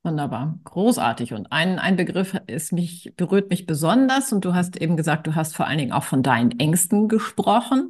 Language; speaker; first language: German; native; German